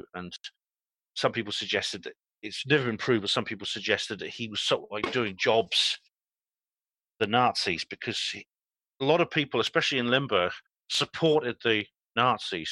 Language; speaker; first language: English; native; English